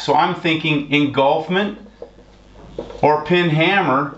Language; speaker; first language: English; native; English